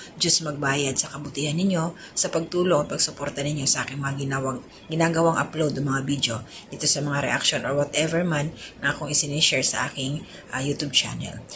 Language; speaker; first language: Filipino; native; Filipino